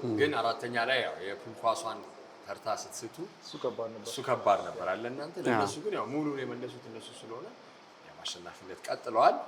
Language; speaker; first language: Amharic; native; Amharic